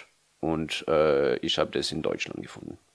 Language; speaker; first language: German; non-native, fluent; French